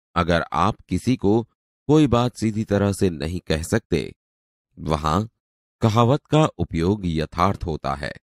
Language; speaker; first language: Hindi; non-native, local second language; Gujarati